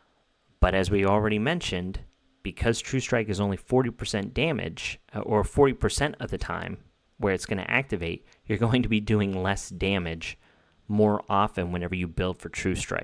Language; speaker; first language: English; native; English